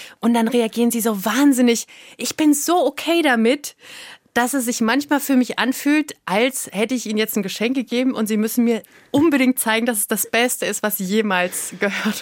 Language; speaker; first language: German; native; German